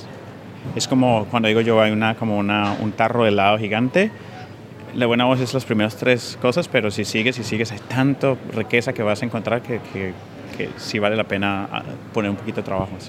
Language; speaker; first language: Spanish; native; Spanish